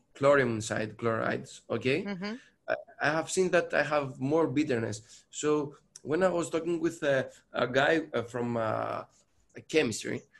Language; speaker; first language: English; non-native, learner; Greek